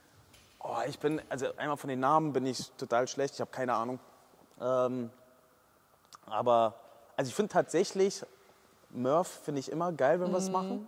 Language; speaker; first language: German; native; German